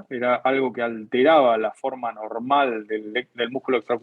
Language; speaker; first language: Spanish; native; Spanish